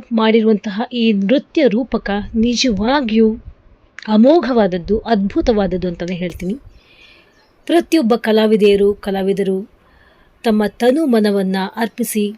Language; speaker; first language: Kannada; non-native, local second language; Marathi